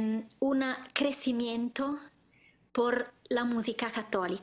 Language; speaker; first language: Spanish; non-native, learner; Italian